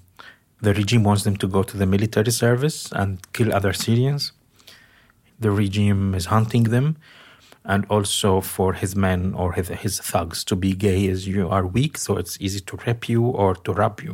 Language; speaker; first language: English; non-native, fluent; Arabic